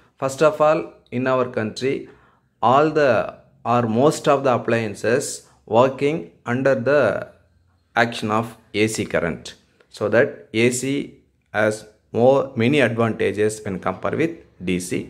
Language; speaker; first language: English; non-native, local second language; Tamil